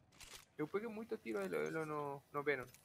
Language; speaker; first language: Portuguese; non-native, learner; Spanish